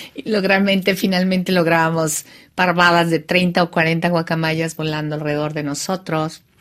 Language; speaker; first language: Spanish; native; Spanish